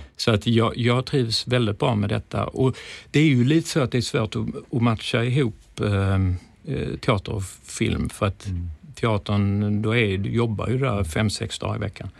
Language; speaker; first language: Swedish; native; Swedish